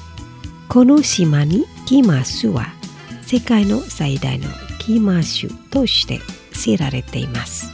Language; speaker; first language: Japanese; non-native, fluent; Indonesian